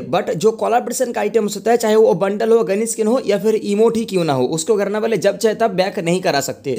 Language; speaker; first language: Hindi; non-native, local second language; Bangla